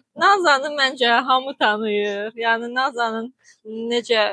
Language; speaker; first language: Azerbaijani; non-native, local second language; Russian